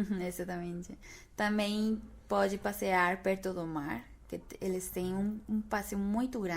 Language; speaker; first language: Portuguese; non-native, fluent; Spanish